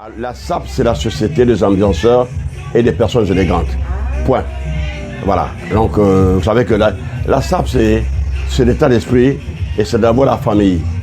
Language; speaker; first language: French; non-native, local second language; Lingala